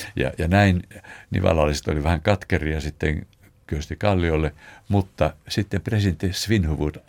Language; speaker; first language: Finnish; native; Finnish